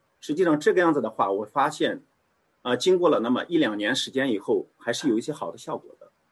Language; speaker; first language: Chinese; native; Chinese